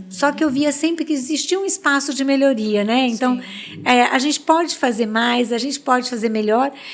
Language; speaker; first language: Portuguese; early bilingual, other home language; Spanish